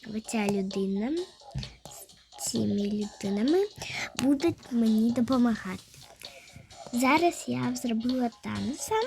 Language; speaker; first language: Ukrainian; non-native, local second language; Russian